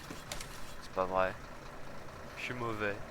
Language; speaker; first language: French; native; French